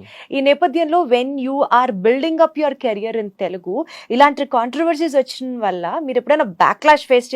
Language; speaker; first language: Telugu; native; Telugu